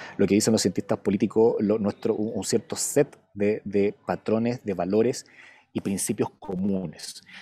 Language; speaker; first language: Spanish; native; Spanish